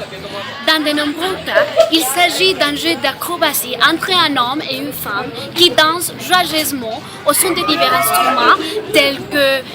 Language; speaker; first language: French; non-native, learner; Spanish